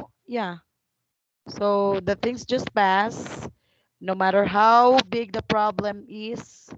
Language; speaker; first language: English; non-native, fluent; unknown